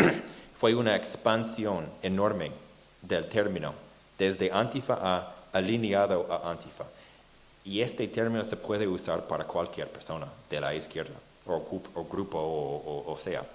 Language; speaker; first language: Spanish; non-native, fluent; English